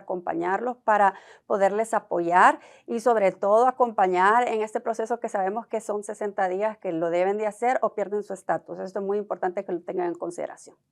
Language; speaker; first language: Spanish; native; Spanish